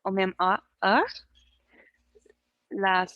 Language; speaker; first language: French; non-native, learner; Portuguese